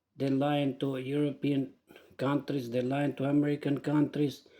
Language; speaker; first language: English; non-native, learner; Albanian